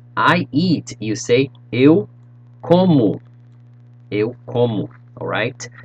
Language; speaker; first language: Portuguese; non-native, fluent; English